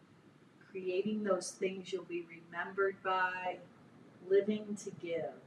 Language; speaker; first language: English; native; English